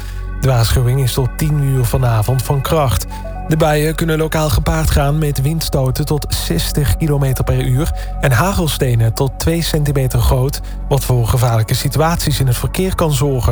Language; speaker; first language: Dutch; native; Dutch